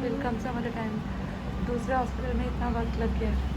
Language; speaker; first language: Hindi; native; Hindi